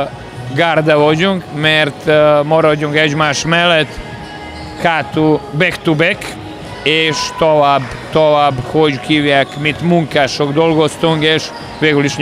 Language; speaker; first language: Hungarian; non-native, learner; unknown